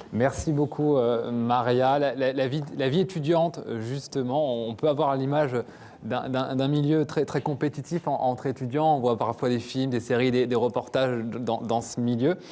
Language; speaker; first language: French; native; French